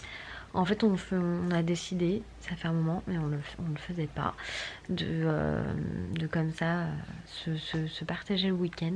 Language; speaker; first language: French; native; French